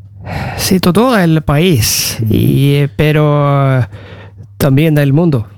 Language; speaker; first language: Spanish; non-native, learner; Norwegian